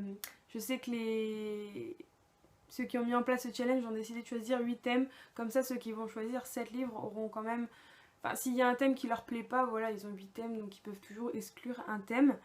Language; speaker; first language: French; native; French